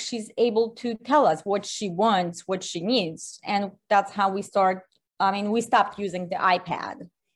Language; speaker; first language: English; non-native, fluent; Polish